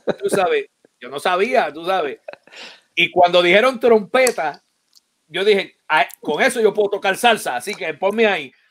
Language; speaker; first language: Spanish; native; Spanish